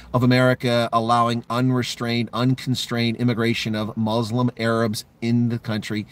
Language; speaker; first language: English; native; English